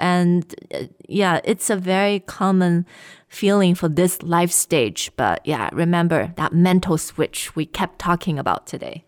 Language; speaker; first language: English; non-native, fluent; Chinese